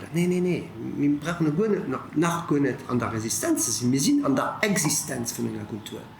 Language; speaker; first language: Luxembourgish; early bilingual, other home language; Italian